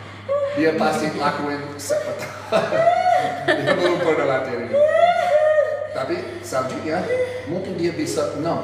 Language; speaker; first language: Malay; non-native, fluent; English